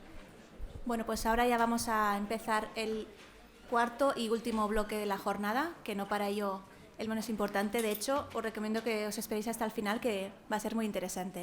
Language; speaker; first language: Spanish; native; Spanish